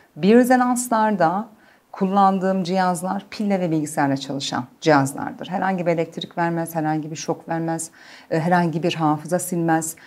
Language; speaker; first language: Turkish; early bilingual, heritage; Turkish